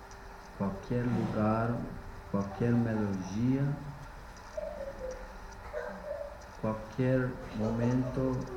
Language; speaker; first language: Portuguese; non-native, learner; English